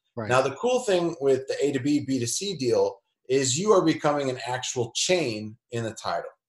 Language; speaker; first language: English; native; English